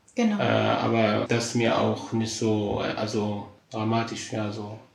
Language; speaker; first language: German; non-native, fluent; Arabic